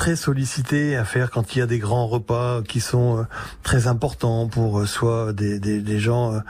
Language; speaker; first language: French; native; French